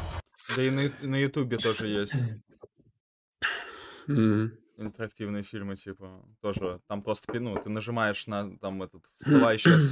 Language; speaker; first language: Russian; native; Russian